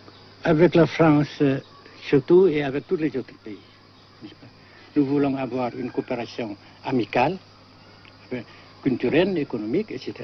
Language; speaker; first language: French; non-native, local second language; Vietnamese